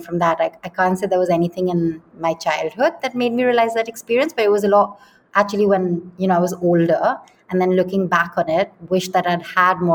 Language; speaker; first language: English; non-native, local second language; Hindi